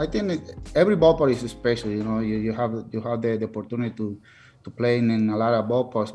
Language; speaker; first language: English; non-native, learner; Spanish